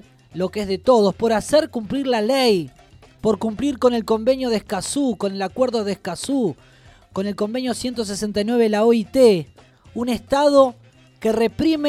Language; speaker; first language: Spanish; native; Spanish